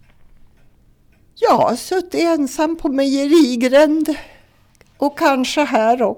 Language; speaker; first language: Swedish; native; Swedish